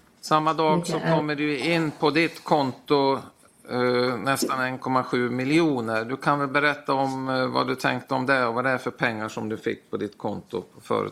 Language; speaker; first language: Swedish; native; Swedish